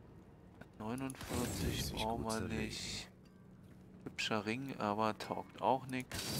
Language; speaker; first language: German; native; German